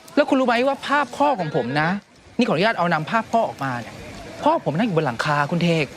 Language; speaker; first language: Thai; native; Thai